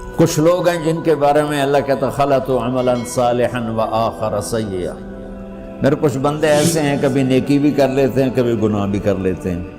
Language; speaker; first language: Urdu; non-native, local second language; Punjabi